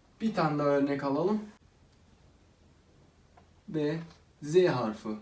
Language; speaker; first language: Turkish; non-native, fluent; Arabic